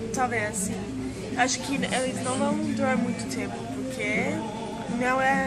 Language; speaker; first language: Portuguese; non-native, learner; English